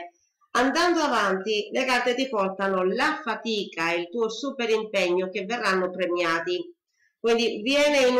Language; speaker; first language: Italian; native; Italian